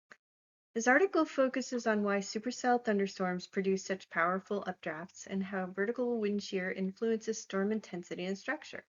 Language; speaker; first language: English; native; English